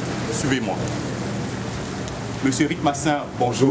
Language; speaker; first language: French; non-native, local second language; Lingala